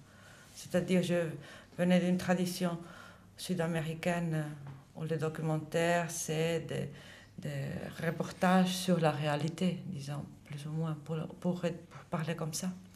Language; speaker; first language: French; non-native, fluent; Dutch